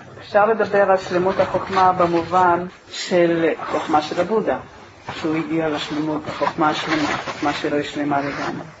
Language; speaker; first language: Hebrew; native; Hebrew